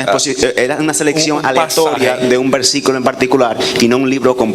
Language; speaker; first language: Spanish; native; Spanish